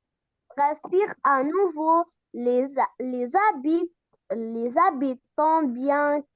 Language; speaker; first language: French; non-native, learner; Arabic